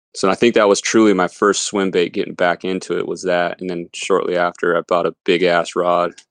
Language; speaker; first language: English; native; English